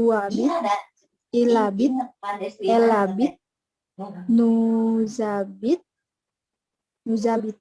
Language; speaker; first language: French; non-native, learner; Indonesian